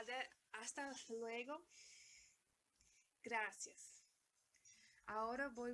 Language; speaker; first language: Spanish; non-native, learner; Portuguese